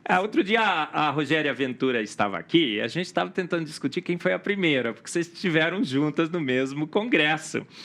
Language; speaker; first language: Portuguese; native; Portuguese